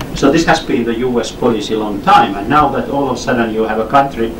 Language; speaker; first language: English; non-native, fluent; Finnish